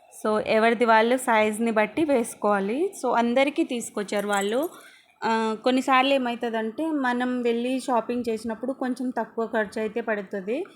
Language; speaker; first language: Telugu; non-native, local second language; Lambadi